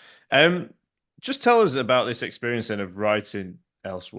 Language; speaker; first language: English; native; English